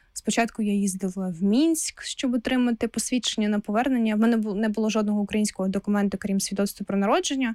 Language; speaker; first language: Ukrainian; non-native, local second language; Russian